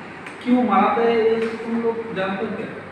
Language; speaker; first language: Hindi; non-native, local second language; Bangla